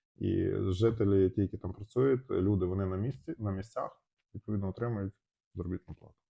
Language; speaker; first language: Ukrainian; native; Ukrainian